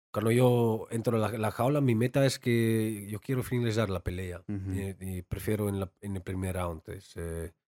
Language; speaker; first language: Spanish; non-native, fluent; Dutch